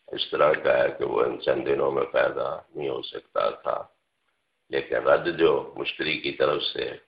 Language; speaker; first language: Urdu; non-native, local second language; Punjabi